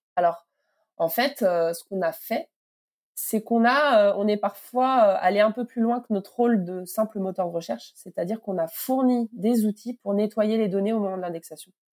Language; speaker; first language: French; native; French